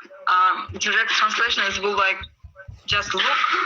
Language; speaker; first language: English; non-native, learner; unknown